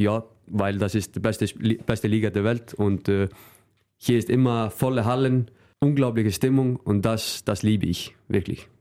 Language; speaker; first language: German; non-native, fluent; Icelandic